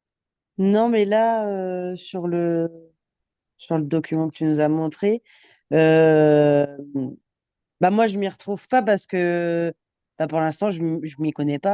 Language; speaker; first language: French; native; French